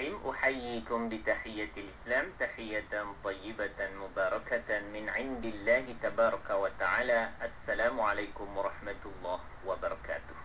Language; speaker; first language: Arabic; non-native, fluent; Malay